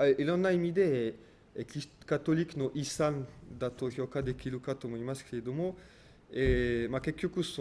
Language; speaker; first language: Japanese; non-native, fluent; French